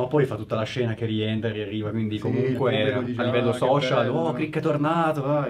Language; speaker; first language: Italian; native; Italian